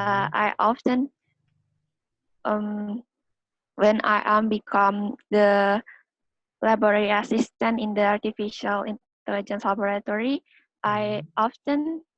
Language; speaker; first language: English; non-native, learner; Indonesian